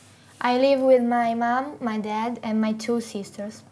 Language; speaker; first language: English; non-native, learner; Italian